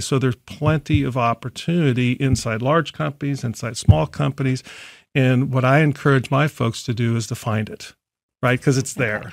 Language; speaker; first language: English; native; English